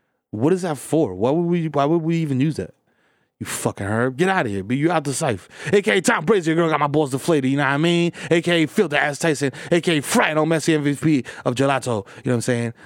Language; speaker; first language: English; early bilingual, other home language; Spanish